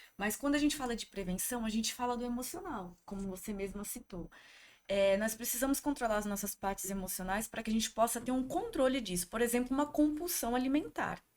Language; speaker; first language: Portuguese; native; Portuguese